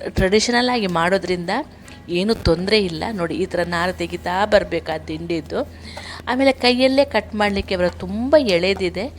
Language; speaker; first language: Kannada; non-native, local second language; Tulu